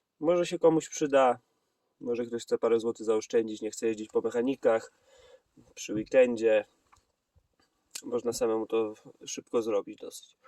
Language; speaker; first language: Polish; native; Polish